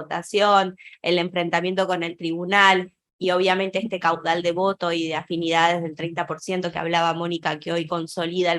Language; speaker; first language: Spanish; native; Spanish